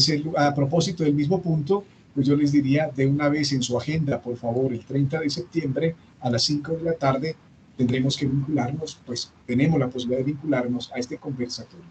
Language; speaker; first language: Spanish; native; Spanish